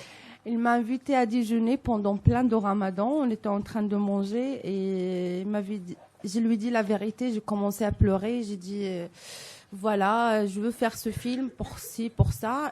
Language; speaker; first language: French; non-native, local second language; Arabic